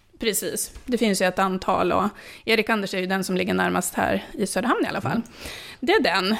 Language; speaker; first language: Swedish; early bilingual, other home language; Finnish